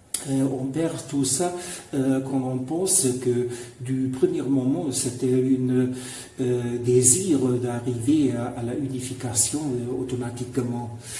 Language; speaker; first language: French; non-native, fluent; German